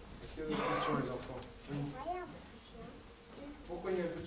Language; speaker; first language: French; native; French